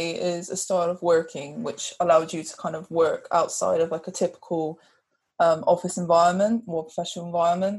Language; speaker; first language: English; native; English